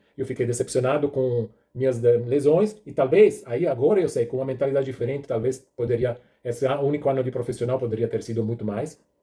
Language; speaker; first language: Portuguese; non-native, fluent; Italian